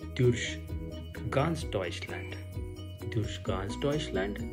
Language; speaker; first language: German; non-native, learner; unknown